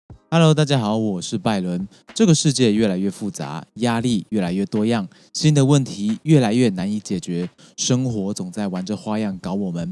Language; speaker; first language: Chinese; native; Chinese